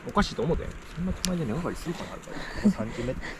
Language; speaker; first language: Japanese; native; Japanese